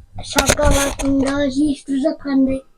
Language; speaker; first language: Mongolian; non-native, local second language; Kazakh